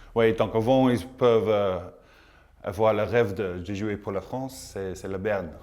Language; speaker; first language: French; non-native, learner; English